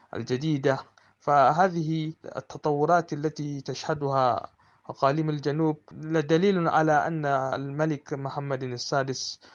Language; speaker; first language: Arabic; non-native, fluent; Hausa